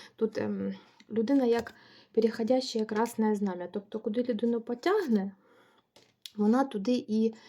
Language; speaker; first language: Ukrainian; non-native, local second language; Russian